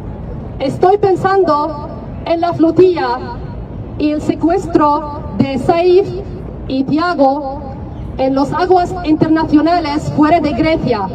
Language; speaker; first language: Spanish; non-native, fluent; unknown